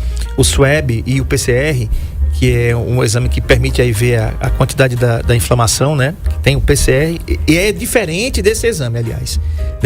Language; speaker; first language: Portuguese; native; Portuguese